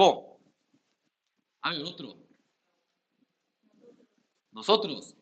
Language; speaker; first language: Spanish; non-native, learner; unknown